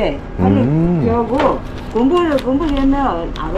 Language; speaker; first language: Korean; non-native, fluent; Mongolian